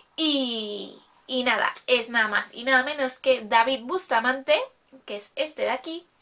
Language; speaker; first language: Spanish; native; Spanish